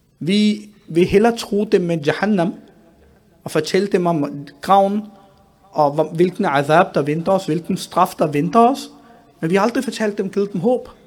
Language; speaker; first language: Danish; early bilingual, other home language; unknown